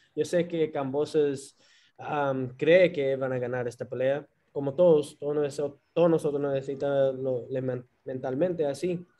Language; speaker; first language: Spanish; early bilingual, heritage; Spanish